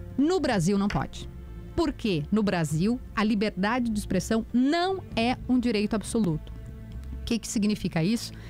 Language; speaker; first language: Portuguese; native; Portuguese